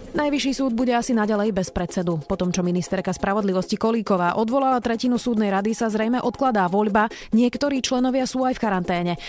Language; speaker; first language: Slovak; native; Slovak